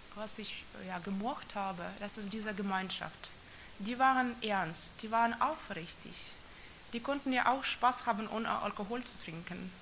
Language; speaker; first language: German; non-native, fluent; Russian